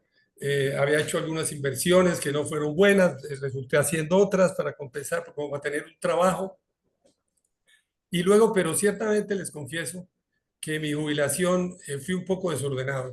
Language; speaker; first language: Spanish; native; Spanish